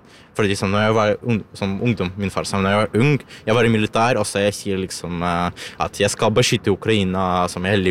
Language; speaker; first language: Norwegian; non-native, learner; Ukrainian